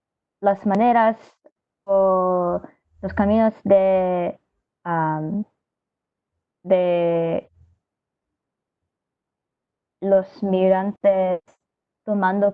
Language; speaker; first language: Spanish; non-native, learner; English